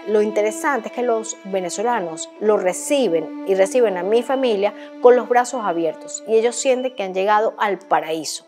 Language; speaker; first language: Spanish; native; Spanish